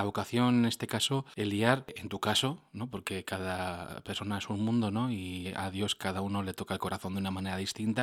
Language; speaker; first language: Spanish; native; Spanish